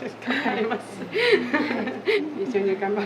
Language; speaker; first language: Japanese; non-native, learner; Chinese